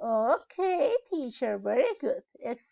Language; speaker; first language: English; non-native, learner; Spanish